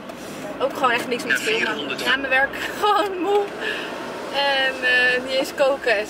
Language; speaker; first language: Dutch; native; Dutch